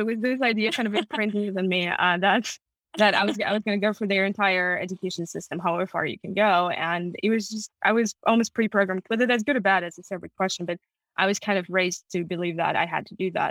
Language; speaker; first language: English; non-native, fluent; Russian